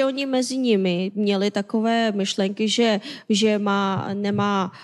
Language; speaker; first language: Czech; non-native, fluent; Korean